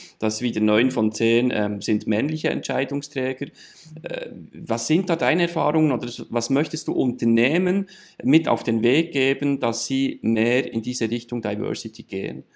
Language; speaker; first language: German; native; German